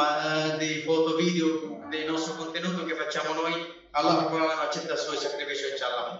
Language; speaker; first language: Italian; non-native, fluent; Bangla